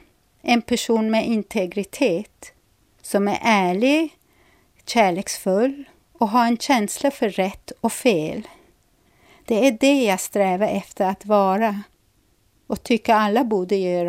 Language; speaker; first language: Swedish; non-native, fluent; English